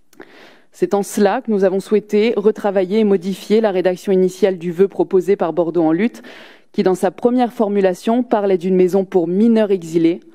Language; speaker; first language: French; native; French